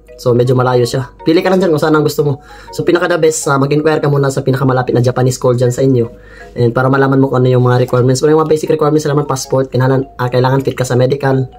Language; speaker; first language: Filipino; non-native, local second language; Cebuano